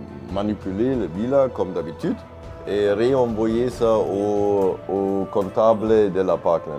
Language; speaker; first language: French; non-native, learner; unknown